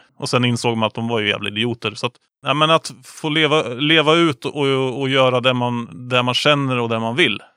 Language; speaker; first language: Swedish; native; Swedish